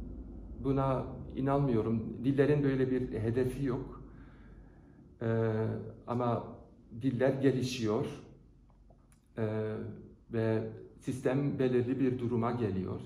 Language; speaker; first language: Turkish; non-native, fluent; Dutch